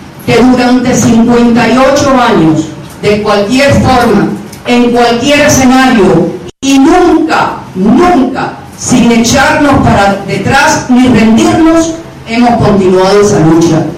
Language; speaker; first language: Spanish; native; Spanish